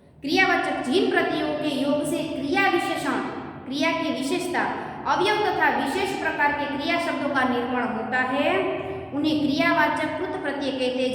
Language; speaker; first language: Hindi; non-native, local second language; Gujarati